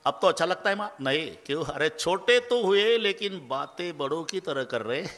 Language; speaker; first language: Hindi; non-native, local second language; Marathi